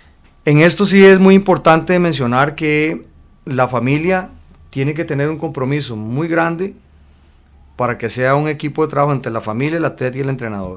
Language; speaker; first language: Spanish; native; Spanish